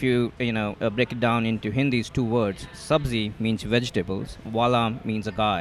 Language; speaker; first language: English; non-native, local second language; Hindi